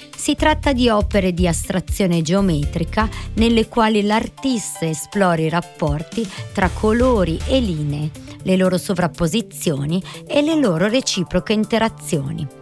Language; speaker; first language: Italian; non-native, fluent; Croatian